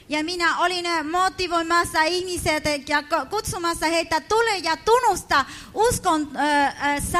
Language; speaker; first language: Finnish; non-native, fluent; Spanish